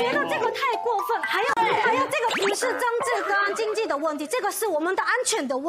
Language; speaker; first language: Chinese; non-native, fluent; Korean